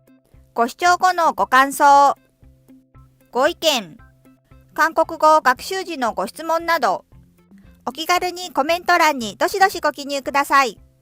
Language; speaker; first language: Japanese; non-native, fluent; Korean